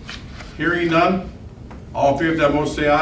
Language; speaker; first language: English; native; English